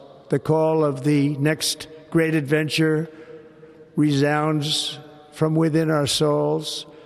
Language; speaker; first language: English; native; English